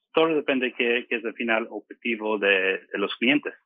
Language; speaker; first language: Spanish; non-native, fluent; English